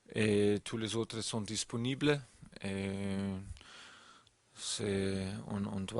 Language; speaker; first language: French; non-native, learner; German